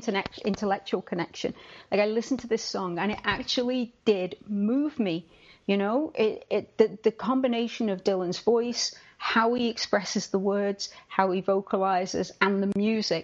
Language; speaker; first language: English; native; English